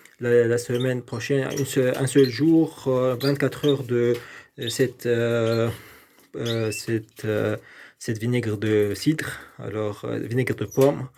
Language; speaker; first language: French; non-native, local second language; Arabic